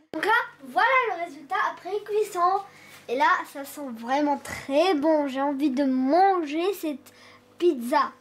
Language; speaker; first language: French; non-native, local second language; Arabic